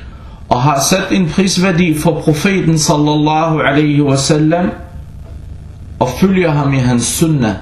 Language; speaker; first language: Danish; early bilingual, other home language; Arabic